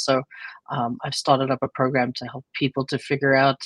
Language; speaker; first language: English; native; English